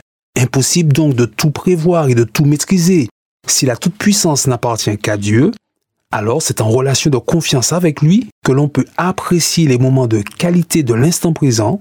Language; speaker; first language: French; native; French